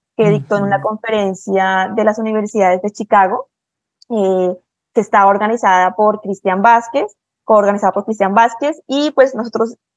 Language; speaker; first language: Spanish; native; Spanish